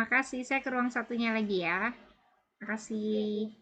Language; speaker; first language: Indonesian; native; Indonesian